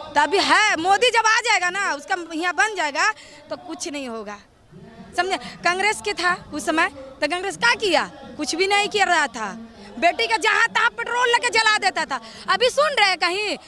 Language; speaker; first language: Hindi; native; Hindi